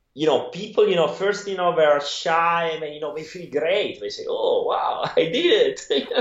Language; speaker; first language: English; non-native, fluent; Italian